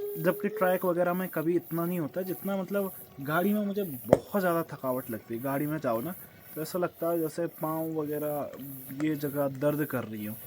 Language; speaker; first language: Hindi; native; Hindi